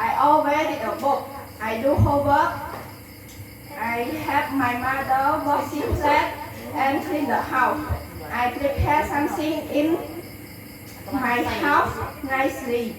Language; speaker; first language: English; non-native, learner; Khmer